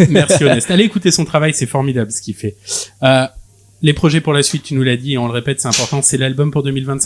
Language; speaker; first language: French; native; French